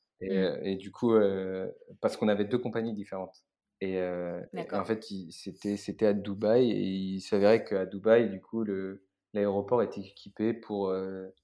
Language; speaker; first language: French; native; French